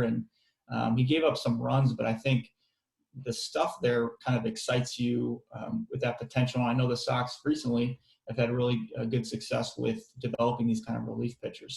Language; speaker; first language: English; native; English